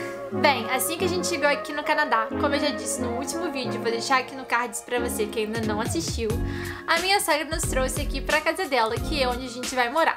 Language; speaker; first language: Portuguese; native; Portuguese